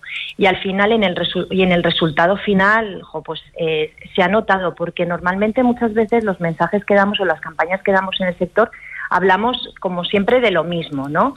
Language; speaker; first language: Spanish; native; Spanish